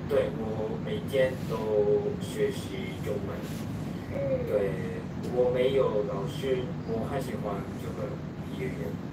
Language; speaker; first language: Chinese; non-native, learner; Japanese